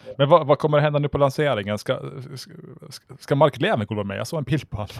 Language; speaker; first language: Swedish; native; Swedish